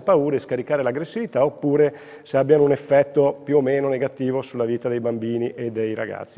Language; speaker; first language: Italian; native; Italian